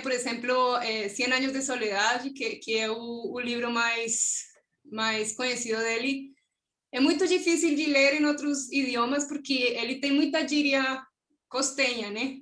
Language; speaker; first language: Portuguese; non-native, fluent; Spanish